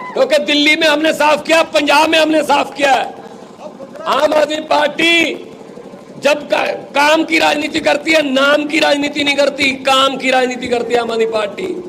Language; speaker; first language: Hindi; non-native, local second language; Punjabi